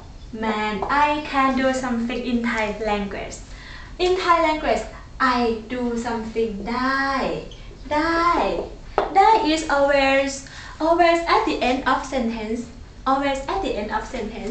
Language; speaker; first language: English; non-native, learner; Thai